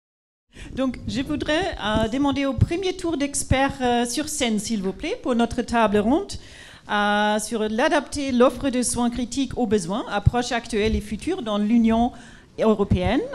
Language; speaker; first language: French; non-native, fluent; German